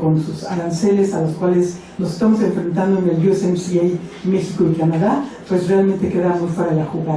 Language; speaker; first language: Spanish; native; Spanish